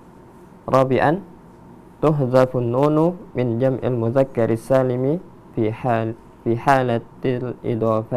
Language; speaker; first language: Arabic; non-native, learner; Indonesian